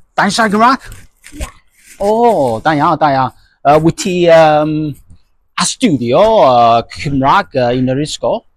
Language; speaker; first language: Welsh; non-native, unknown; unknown